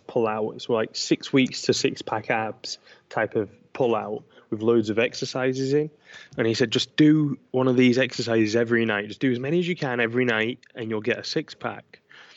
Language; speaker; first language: English; native; English